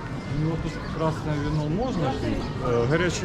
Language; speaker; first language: Russian; native; Russian